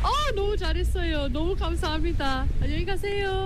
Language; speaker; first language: Korean; non-native, learner; English